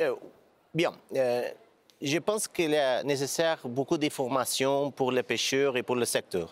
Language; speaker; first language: French; non-native, fluent; Portuguese